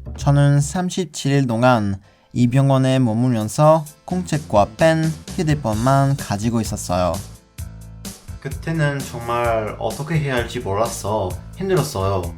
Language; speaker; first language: Korean; non-native, learner; French